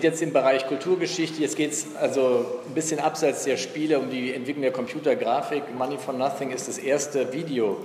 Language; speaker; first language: German; native; German